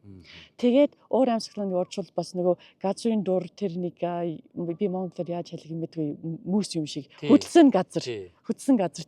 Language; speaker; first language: Mongolian; non-native, learner; English